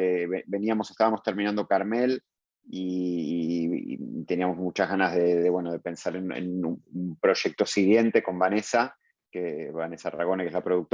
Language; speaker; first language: Spanish; native; Spanish